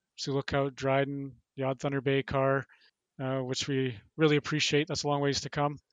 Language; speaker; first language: English; native; English